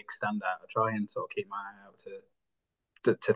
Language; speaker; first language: English; native; English